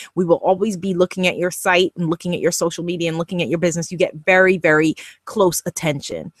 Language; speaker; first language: English; native; English